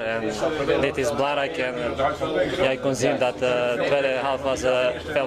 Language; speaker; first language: Dutch; non-native, learner; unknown